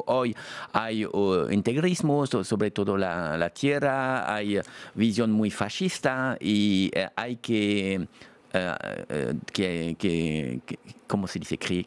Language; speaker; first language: Spanish; non-native, fluent; French